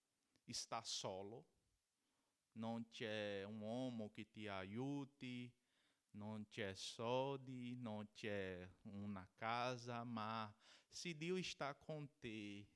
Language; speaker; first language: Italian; non-native, learner; Portuguese